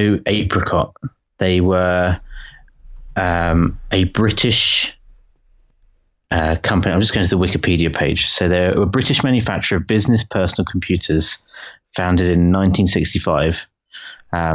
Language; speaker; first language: English; native; English